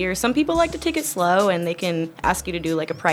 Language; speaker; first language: English; native; English